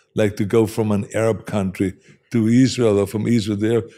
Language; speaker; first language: English; non-native, fluent; German